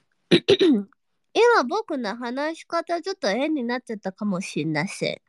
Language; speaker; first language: Japanese; non-native, fluent; English